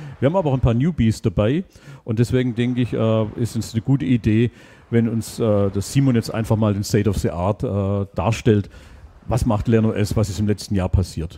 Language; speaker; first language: German; native; German